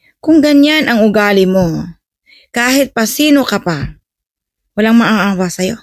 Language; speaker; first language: Filipino; native; Filipino